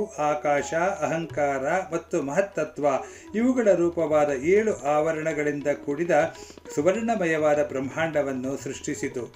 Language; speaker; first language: Kannada; native; Kannada